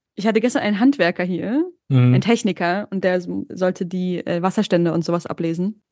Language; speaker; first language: German; native; German